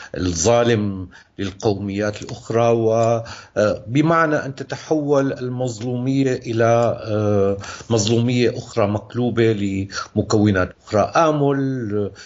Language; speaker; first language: Arabic; native; Arabic